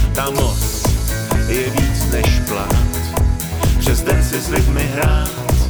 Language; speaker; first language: Czech; native; Czech